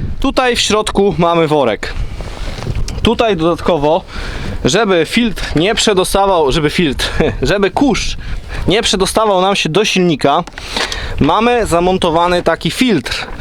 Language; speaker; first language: Polish; native; Polish